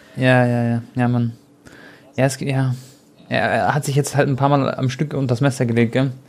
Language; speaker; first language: German; early bilingual, other home language; Croatian